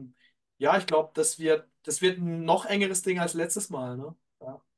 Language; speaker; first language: German; native; German